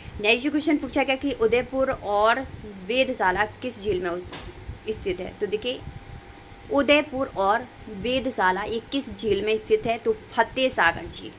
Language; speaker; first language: Hindi; native; Hindi